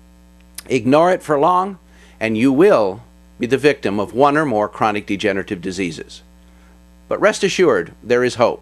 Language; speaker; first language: English; native; English